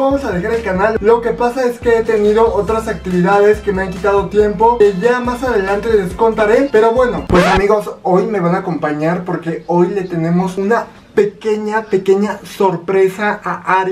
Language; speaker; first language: Spanish; native; Spanish